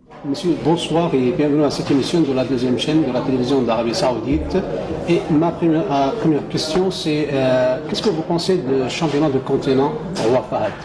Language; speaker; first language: French; non-native, fluent; Arabic